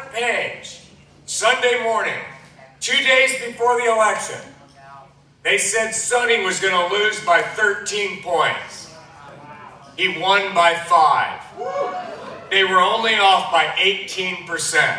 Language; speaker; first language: English; native; English